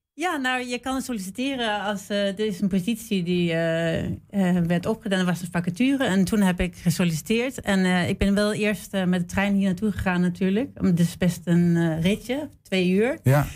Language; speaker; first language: Dutch; non-native, fluent; Danish